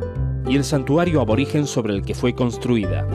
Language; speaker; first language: Spanish; native; Spanish